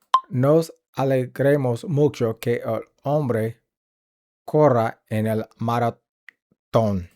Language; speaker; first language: Spanish; non-native, learner; English